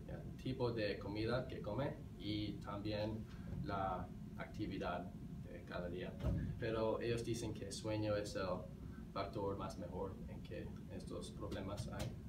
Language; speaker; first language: Spanish; non-native, learner; English